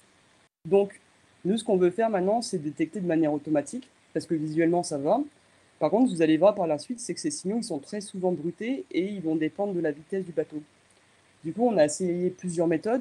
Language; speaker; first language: French; native; French